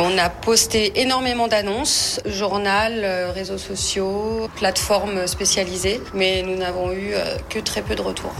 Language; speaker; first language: French; native; French